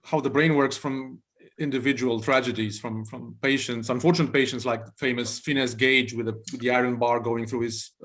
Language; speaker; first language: English; non-native, fluent; Romanian